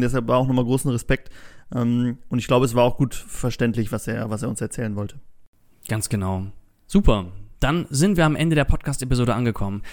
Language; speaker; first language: German; non-native, learner; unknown